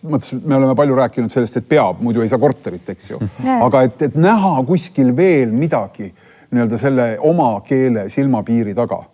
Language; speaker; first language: Estonian; native; Estonian